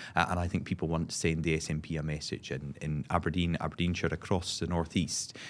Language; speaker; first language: English; native; English